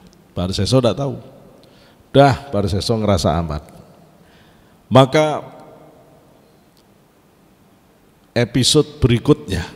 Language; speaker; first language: Indonesian; native; Indonesian